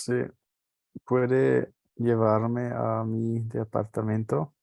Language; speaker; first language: Spanish; non-native, learner; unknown